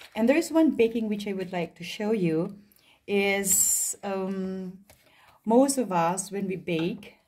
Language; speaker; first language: English; non-native, local second language; Filipino